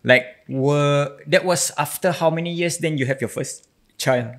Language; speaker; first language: English; non-native, local second language; Malay